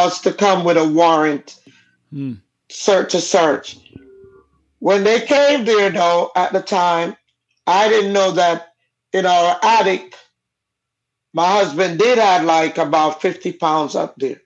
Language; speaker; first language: English; non-native, local second language; Jamaican Creole English